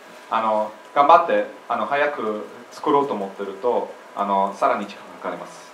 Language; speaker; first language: Japanese; non-native, fluent; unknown